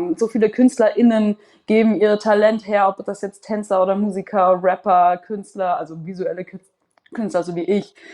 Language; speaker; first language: German; native; German